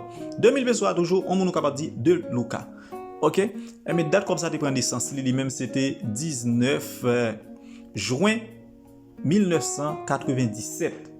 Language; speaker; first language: French; non-native, local second language; Haitian Creole